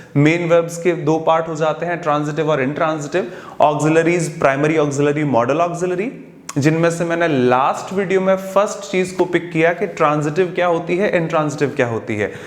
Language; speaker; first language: Hindi; native; Hindi